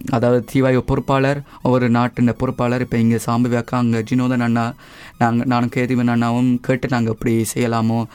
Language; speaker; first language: Tamil; early bilingual, heritage; Tamil